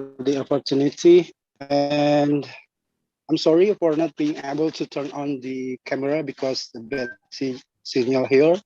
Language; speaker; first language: English; non-native, learner; Indonesian